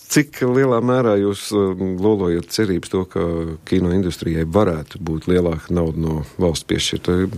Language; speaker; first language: Latvian; native; Latvian